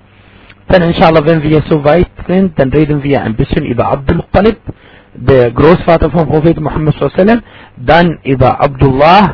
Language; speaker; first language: German; non-native, fluent; Arabic